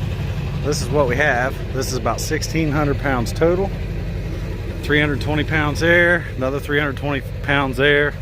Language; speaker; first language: English; native; English